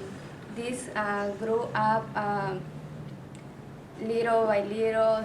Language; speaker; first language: English; non-native, learner; Spanish